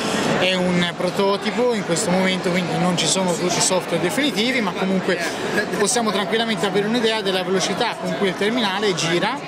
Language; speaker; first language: Italian; native; Italian